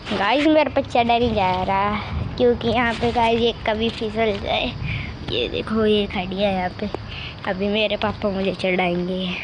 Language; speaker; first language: Hindi; native; Hindi